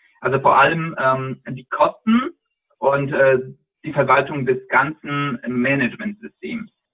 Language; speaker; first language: German; non-native, fluent; Polish